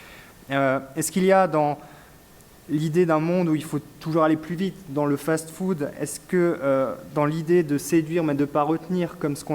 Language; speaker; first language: French; native; French